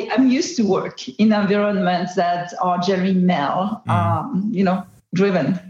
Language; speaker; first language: English; non-native, fluent; French